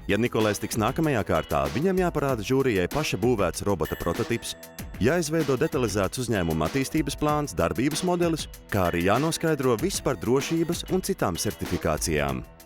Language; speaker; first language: Latvian; native; Latvian